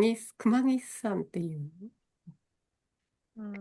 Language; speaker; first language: Japanese; native; Japanese